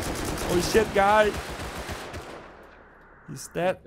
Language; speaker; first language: English; non-native, learner; Khmer